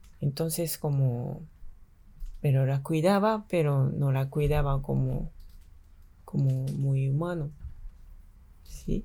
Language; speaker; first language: Spanish; non-native, fluent; Japanese